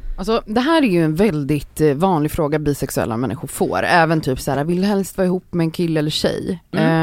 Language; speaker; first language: Swedish; early bilingual, other home language; Polish